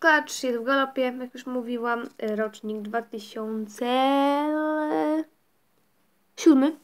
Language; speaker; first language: Polish; native; Polish